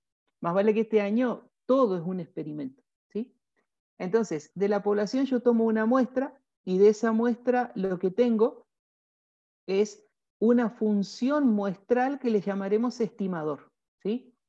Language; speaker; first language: Spanish; native; Spanish